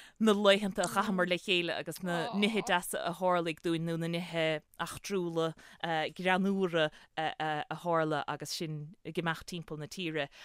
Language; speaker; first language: Irish; native; Irish